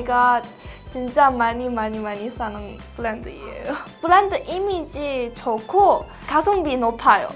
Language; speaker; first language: Korean; non-native, fluent; Chinese